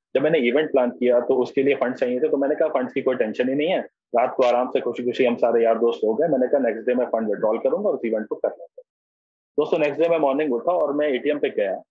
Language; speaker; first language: Hindi; native; Hindi